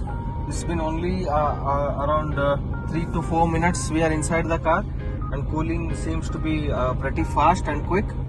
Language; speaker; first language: English; non-native, local second language; Kannada